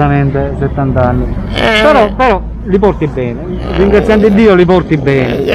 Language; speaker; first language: Italian; native; Italian